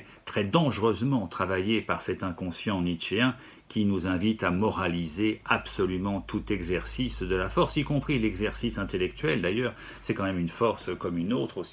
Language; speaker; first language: French; native; French